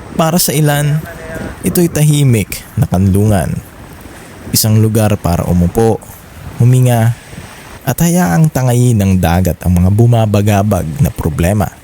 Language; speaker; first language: Filipino; non-native, local second language; Bikol